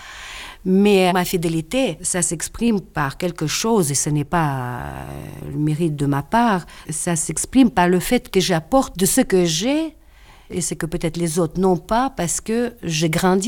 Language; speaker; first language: French; non-native, fluent; Russian